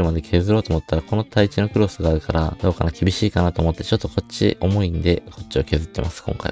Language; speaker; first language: Japanese; native; Japanese